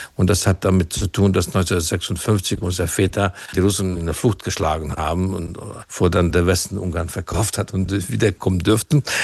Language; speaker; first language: German; non-native, fluent; Hungarian